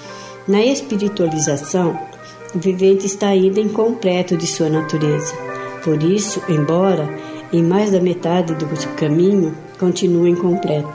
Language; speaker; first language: Portuguese; native; Portuguese